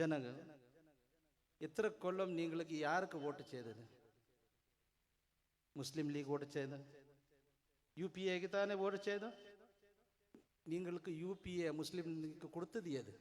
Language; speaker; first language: Malayalam; non-native, learner; Urdu